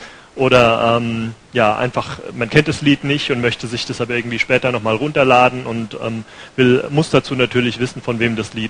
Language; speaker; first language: German; native; German